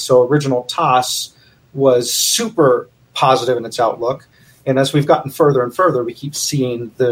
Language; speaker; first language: English; native; English